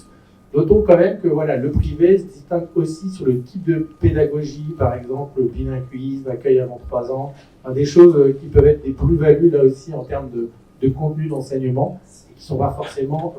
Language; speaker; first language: French; native; French